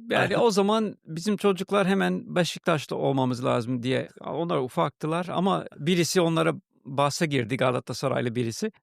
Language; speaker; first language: Turkish; non-native, fluent; English